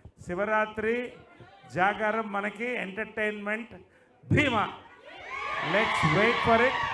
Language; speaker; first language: Telugu; native; Telugu